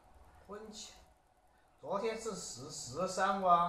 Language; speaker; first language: Chinese; native; Chinese